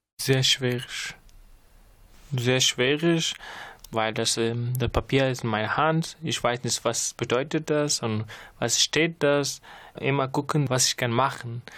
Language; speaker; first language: German; non-native, learner; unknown